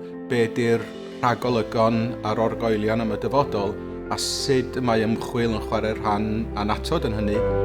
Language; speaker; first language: Welsh; native; Welsh